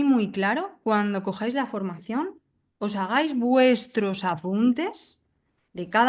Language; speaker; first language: Spanish; native; Spanish